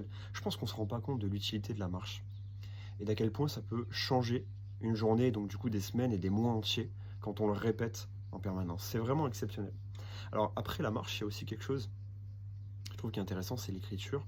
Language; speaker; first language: French; native; French